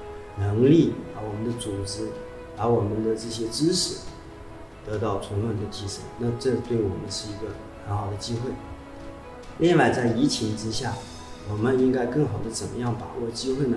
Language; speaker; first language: Chinese; native; Chinese